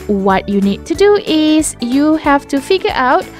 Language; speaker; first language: English; non-native, local second language; Malay